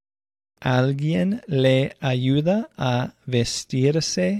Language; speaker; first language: Spanish; non-native, fluent; English